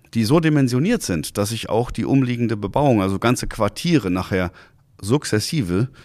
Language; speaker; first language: German; native; German